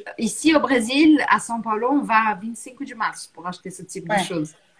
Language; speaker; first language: French; non-native, fluent; Portuguese